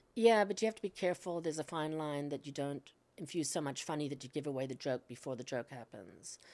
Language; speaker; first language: English; native; English